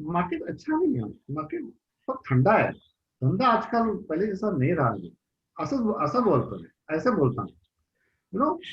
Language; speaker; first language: Hindi; non-native, local second language; Marathi